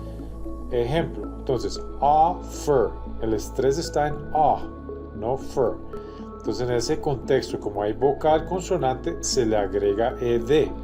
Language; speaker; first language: Spanish; non-native, fluent; English